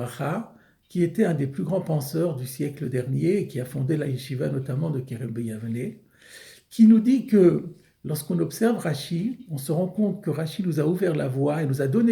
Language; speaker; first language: French; native; French